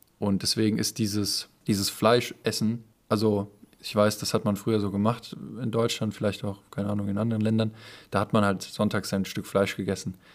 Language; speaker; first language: German; native; German